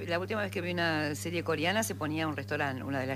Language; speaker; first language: Spanish; native; Spanish